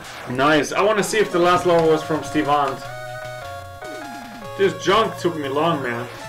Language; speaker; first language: English; non-native, fluent; German